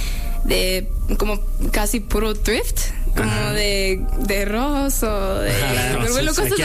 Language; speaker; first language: Spanish; early bilingual, heritage; English